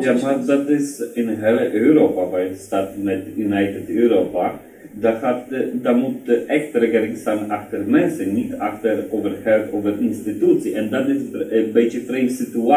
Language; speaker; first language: Dutch; non-native, learner; Polish